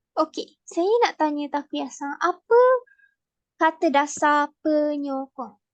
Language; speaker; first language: Malay; native; Malay